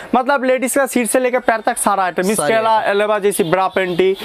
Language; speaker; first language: Hindi; non-native, local second language; Bangla